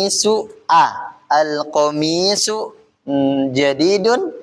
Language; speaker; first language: Arabic; non-native, fluent; Indonesian